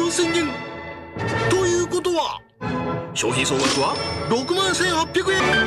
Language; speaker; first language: Japanese; native; Japanese